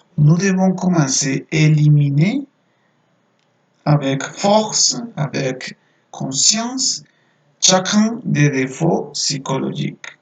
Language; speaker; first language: French; non-native, fluent; Spanish